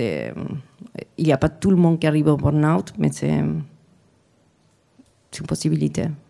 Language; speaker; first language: French; non-native, fluent; Spanish